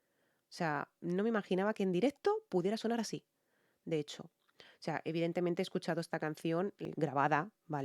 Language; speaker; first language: Spanish; native; Spanish